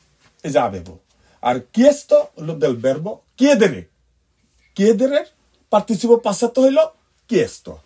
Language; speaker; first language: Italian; non-native, fluent; Bangla